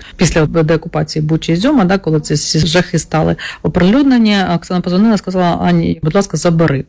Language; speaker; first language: Ukrainian; non-native, local second language; Russian